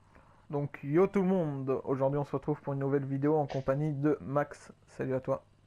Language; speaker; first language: French; native; French